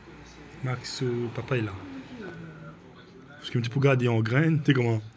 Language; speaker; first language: French; native; French